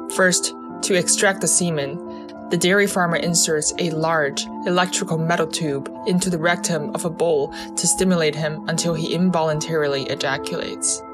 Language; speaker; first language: English; early bilingual, other home language; Chinese